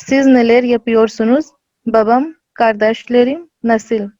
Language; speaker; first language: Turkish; non-native, learner; Urdu